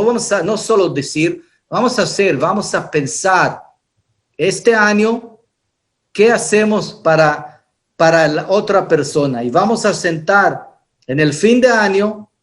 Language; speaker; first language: Spanish; non-native, fluent; Hebrew